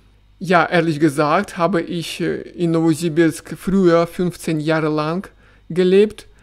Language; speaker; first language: German; non-native, fluent; Russian